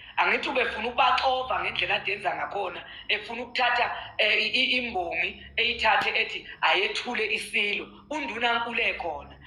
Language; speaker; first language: Zulu; native; Zulu